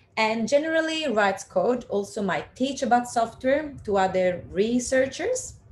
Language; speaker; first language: English; non-native, fluent; Italian